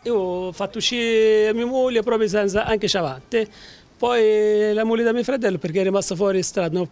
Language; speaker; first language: Italian; non-native, learner; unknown